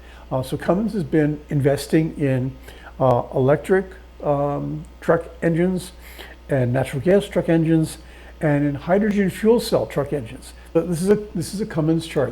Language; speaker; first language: English; native; English